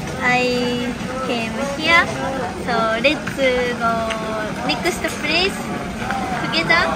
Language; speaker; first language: English; non-native, learner; Japanese